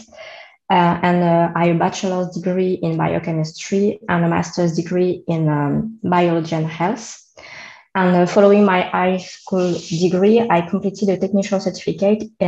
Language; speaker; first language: English; non-native, learner; French